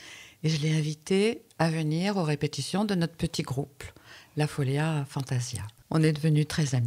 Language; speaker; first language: French; native; French